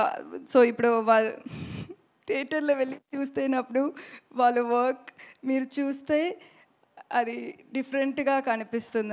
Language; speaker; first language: Telugu; non-native, learner; Tamil